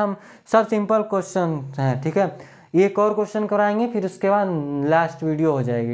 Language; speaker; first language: Hindi; native; Hindi